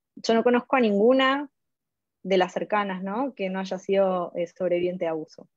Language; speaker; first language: Spanish; native; Spanish